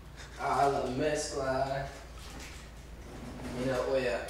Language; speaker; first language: Spanish; non-native, learner; English